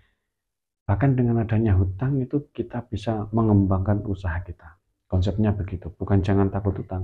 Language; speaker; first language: Indonesian; native; Indonesian